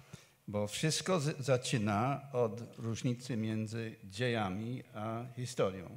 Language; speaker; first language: Polish; non-native, fluent; English